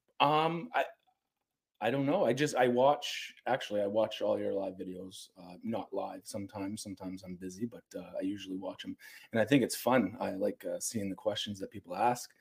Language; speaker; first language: English; native; English